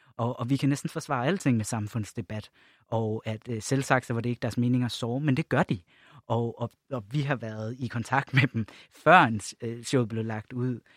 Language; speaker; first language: Danish; native; Danish